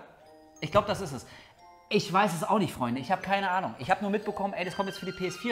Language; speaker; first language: German; native; German